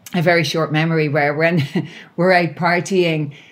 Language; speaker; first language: English; native; English